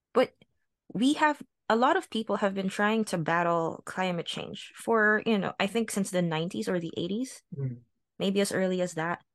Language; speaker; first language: English; non-native, local second language; Filipino